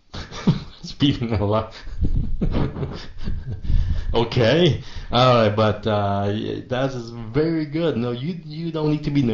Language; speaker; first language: English; non-native, fluent; Vietnamese